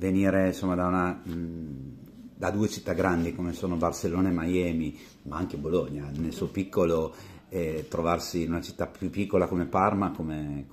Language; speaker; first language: Italian; native; Italian